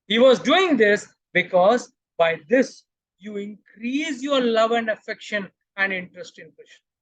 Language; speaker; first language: English; non-native, local second language; Hindi